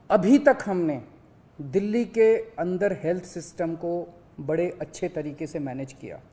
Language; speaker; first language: Hindi; native; Hindi